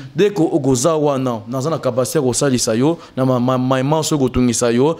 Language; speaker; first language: Lingala; native; Lingala